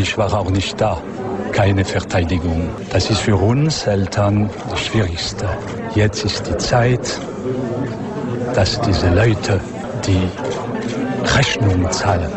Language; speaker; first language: German; non-native, learner; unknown